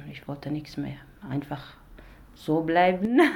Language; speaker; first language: German; non-native, learner; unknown